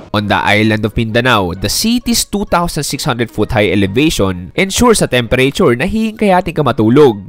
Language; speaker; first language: Filipino; native; Filipino